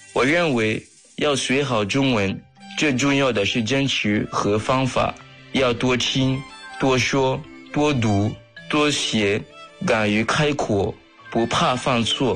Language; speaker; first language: Chinese; non-native, fluent; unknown